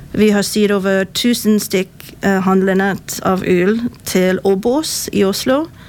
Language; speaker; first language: Norwegian; non-native, fluent; English